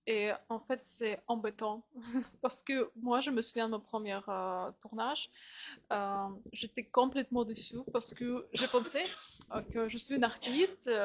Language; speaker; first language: French; non-native, fluent; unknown